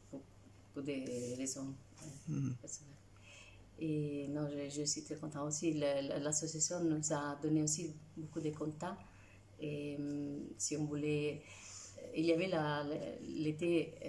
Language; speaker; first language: French; non-native, fluent; Italian